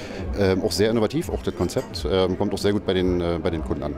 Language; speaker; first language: German; native; German